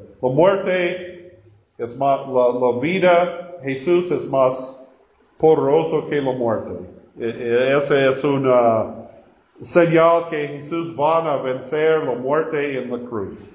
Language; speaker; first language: Spanish; non-native, learner; English